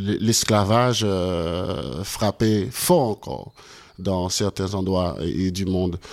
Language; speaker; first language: French; non-native, local second language; Haitian Creole